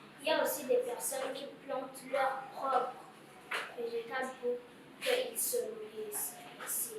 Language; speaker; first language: French; non-native, learner; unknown